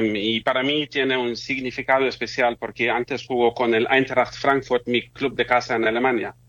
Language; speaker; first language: Spanish; non-native, fluent; German